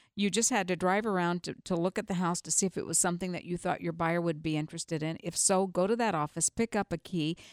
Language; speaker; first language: English; native; English